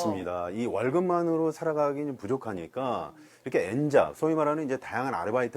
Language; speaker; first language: Korean; native; Korean